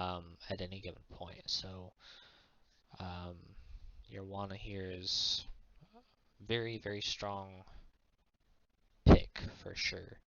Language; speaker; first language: English; native; English